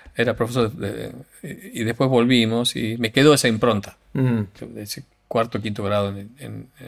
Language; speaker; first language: Spanish; native; Spanish